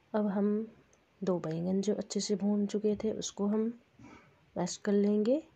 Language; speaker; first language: Hindi; non-native, local second language; Bangla